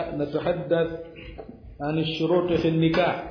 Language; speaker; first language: Arabic; non-native, fluent; Swahili